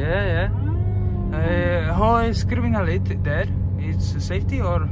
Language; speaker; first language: English; non-native, learner; Czech